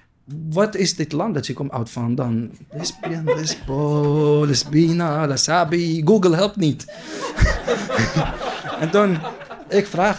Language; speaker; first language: Dutch; non-native, learner; Arabic